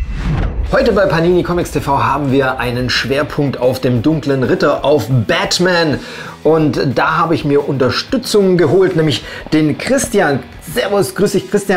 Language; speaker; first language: German; native; German